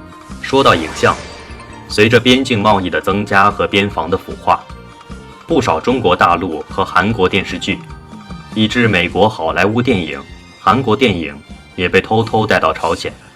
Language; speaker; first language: Chinese; native; Chinese